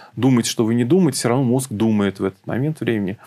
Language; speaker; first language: Russian; native; Russian